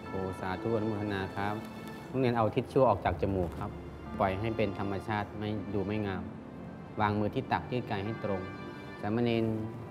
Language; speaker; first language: Thai; native; Thai